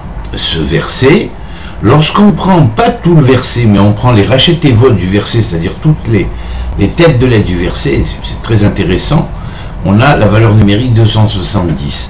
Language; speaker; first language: French; native; French